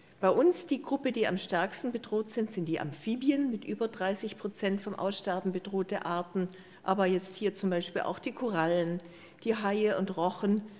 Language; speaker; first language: German; native; German